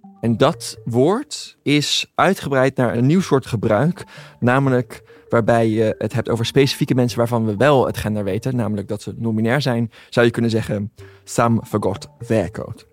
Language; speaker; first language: Dutch; native; Dutch